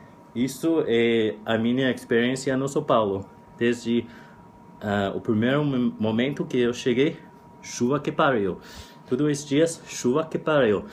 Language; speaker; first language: Portuguese; non-native, learner; English